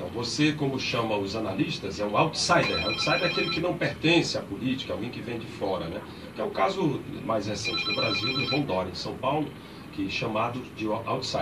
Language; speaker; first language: Portuguese; native; Portuguese